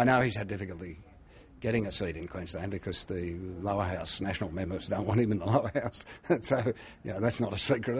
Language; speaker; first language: English; native; English